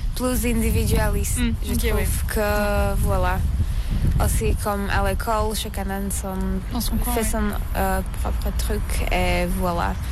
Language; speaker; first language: French; non-native, learner; Slovak